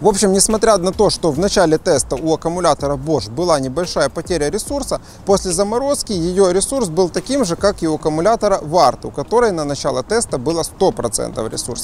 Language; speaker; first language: Russian; native; Russian